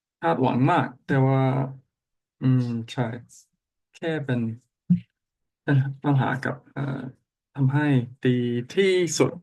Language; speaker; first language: Thai; non-native, learner; English